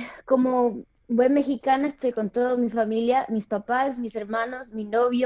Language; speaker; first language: Spanish; early bilingual, other home language; English